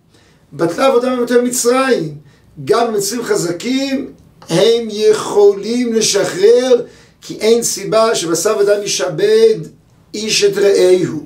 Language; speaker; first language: Hebrew; native; Hebrew